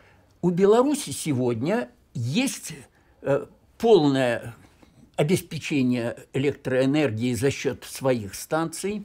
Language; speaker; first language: Russian; native; Russian